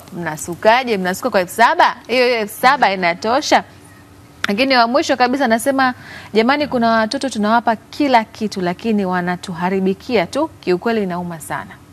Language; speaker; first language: Swahili; native; Swahili